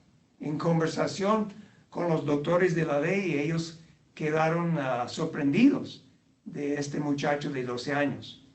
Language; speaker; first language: Spanish; non-native, fluent; English